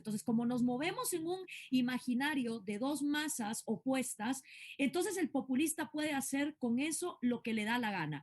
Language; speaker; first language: Spanish; native; Spanish